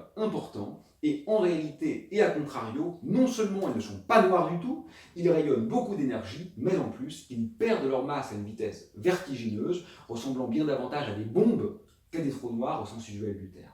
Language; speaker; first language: French; native; French